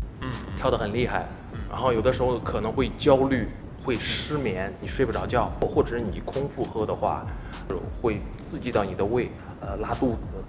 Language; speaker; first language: Chinese; native; Chinese